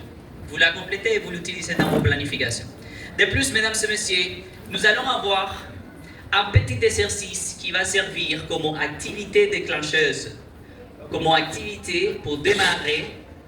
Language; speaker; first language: French; non-native, fluent; Spanish